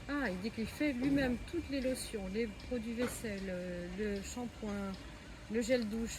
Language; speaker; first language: French; native; French